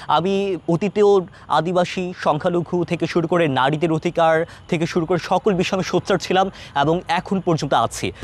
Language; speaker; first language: Bangla; non-native, local second language; Chakma